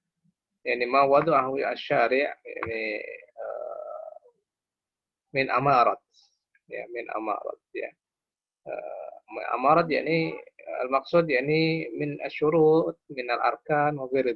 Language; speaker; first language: Arabic; non-native, fluent; Indonesian